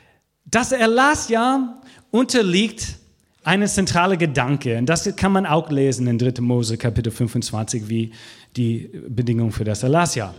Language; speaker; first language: German; non-native, fluent; English